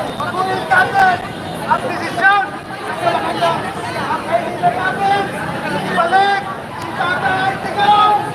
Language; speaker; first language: Filipino; non-native, local second language; Iloko